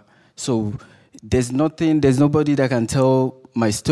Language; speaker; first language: English; non-native, local second language; Yoruba